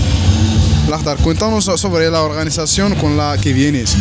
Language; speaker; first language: Spanish; non-native, learner; Arabic